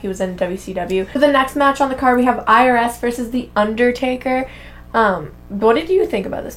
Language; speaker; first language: English; native; English